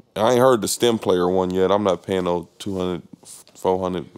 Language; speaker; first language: English; native; English